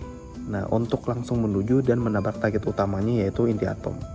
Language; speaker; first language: Indonesian; native; Indonesian